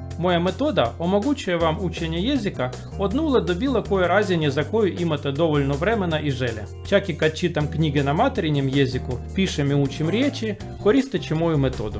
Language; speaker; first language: Croatian; non-native, learner; Russian